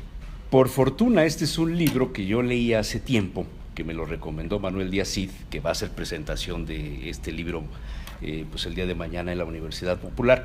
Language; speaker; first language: Spanish; native; Spanish